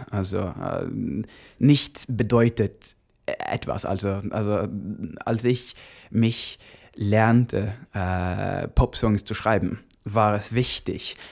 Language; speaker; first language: German; non-native, learner; Norwegian